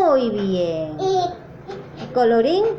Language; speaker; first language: Spanish; native; Spanish